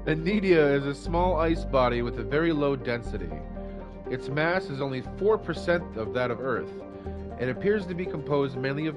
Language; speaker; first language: English; native; English